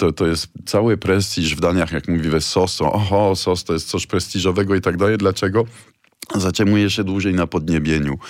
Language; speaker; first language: Polish; non-native, fluent; French